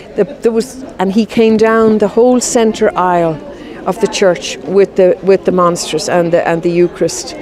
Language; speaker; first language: English; native; English